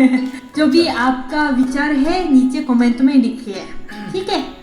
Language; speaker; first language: Hindi; non-native, fluent; Japanese